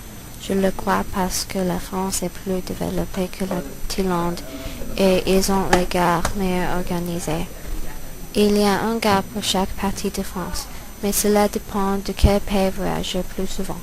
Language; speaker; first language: French; non-native, learner; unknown